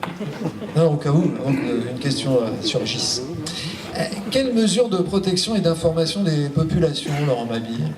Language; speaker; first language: French; native; French